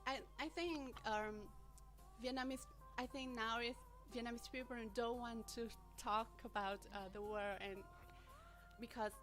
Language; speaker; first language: English; non-native, learner; Vietnamese